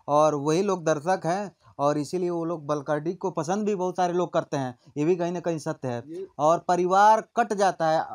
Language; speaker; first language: Hindi; native; Hindi